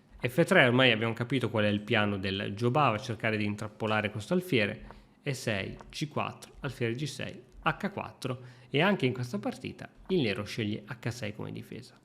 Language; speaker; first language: Italian; native; Italian